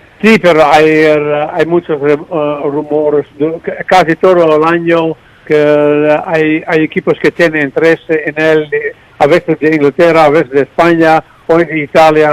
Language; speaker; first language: Spanish; non-native, fluent; Dutch